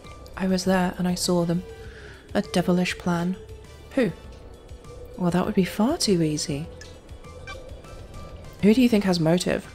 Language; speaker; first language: English; native; English